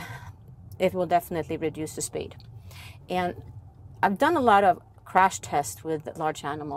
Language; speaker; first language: English; non-native, fluent; Swedish